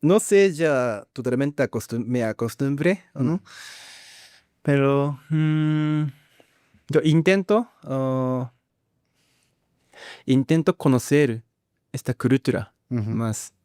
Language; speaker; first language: Spanish; non-native, learner; Japanese